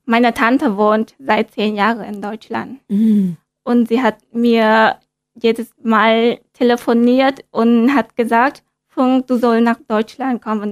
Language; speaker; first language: German; non-native, learner; Vietnamese